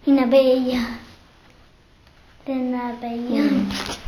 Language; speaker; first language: French; non-native, learner; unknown